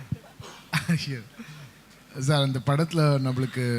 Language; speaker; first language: Tamil; non-native, local second language; Kannada